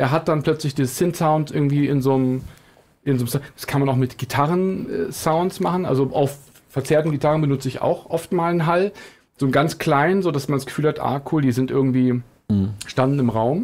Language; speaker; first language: German; native; German